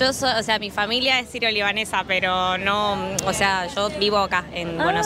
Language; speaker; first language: Spanish; native; Spanish